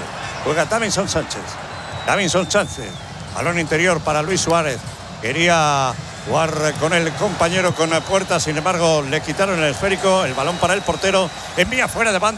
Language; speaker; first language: Spanish; native; Spanish